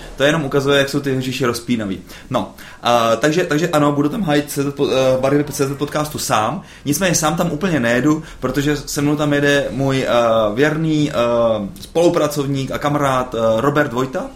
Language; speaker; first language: Czech; native; Czech